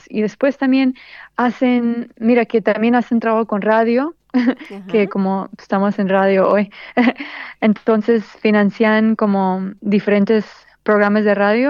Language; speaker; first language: Spanish; early bilingual, heritage; Spanish